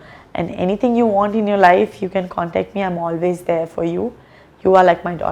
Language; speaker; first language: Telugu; non-native, learner; Gujarati